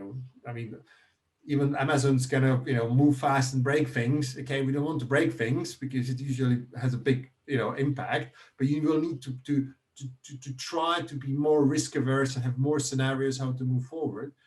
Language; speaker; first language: English; non-native, fluent; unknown